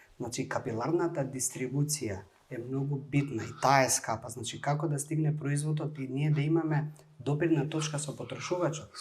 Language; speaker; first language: Macedonian; non-native, local second language; Albanian